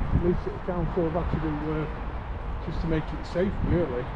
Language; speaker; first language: English; native; English